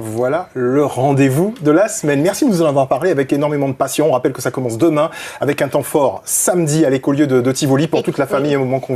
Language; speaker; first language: French; native; French